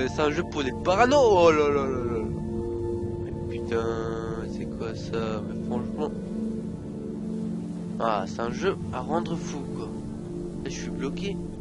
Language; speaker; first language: French; native; French